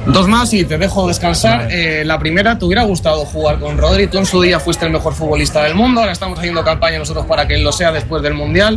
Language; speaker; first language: Spanish; native; Spanish